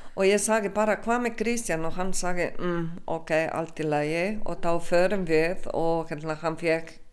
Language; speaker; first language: Icelandic; non-native, learner; Slovenian